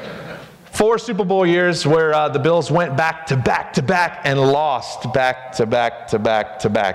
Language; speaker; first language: English; native; English